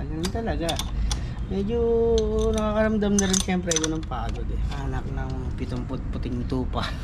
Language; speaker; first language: Filipino; native; Filipino